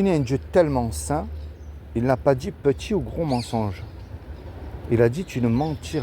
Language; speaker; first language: French; native; French